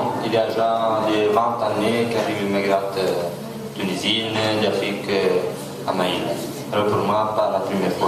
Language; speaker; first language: French; non-native, learner; Italian